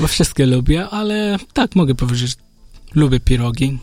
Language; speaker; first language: Polish; non-native, learner; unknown